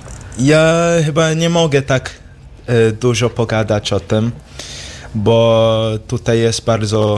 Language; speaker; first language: Polish; early bilingual, heritage; English